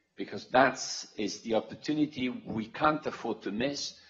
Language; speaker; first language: English; non-native, fluent; Italian